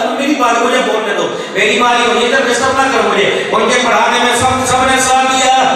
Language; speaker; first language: Urdu; non-native, local second language; Punjabi